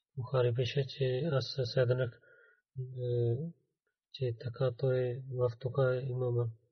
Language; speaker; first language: Bulgarian; non-native, learner; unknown